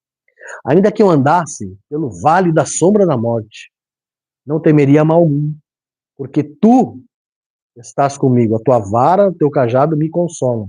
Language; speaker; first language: Portuguese; native; Portuguese